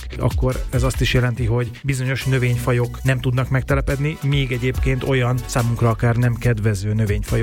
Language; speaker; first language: Hungarian; native; Hungarian